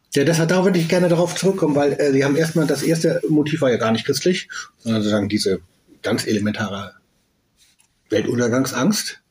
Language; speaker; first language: German; native; German